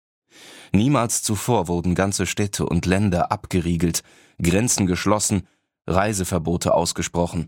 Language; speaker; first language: German; native; German